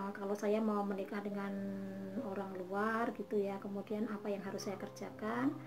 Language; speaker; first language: Indonesian; native; Indonesian